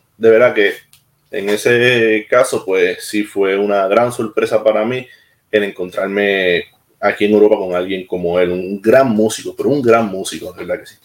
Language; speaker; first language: Spanish; native; Spanish